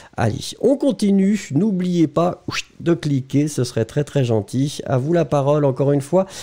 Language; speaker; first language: French; native; French